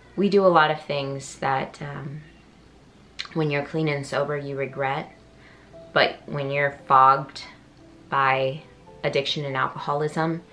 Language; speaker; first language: English; native; English